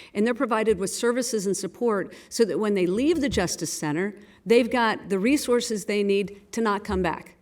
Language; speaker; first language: English; native; English